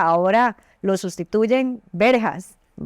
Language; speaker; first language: Spanish; native; Spanish